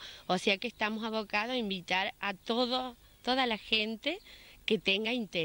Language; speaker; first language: Spanish; native; Spanish